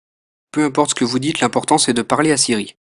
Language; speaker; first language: French; native; French